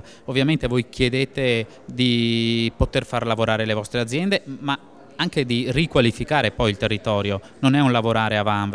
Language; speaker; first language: Italian; native; Italian